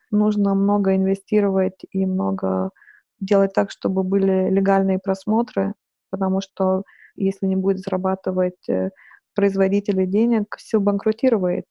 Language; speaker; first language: Russian; non-native, fluent; Lithuanian